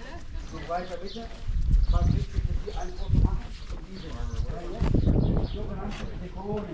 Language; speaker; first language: German; non-native, learner; Arabic